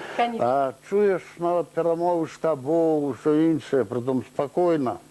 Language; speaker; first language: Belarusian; native; Belarusian